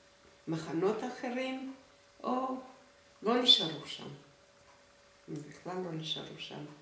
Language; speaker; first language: Hebrew; non-native, fluent; Hungarian